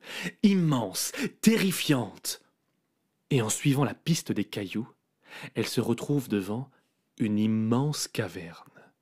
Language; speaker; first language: French; native; French